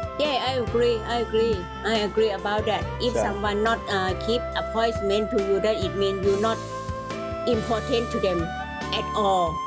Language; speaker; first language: English; non-native, learner; Thai